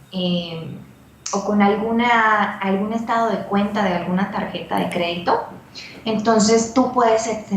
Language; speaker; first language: Spanish; native; Spanish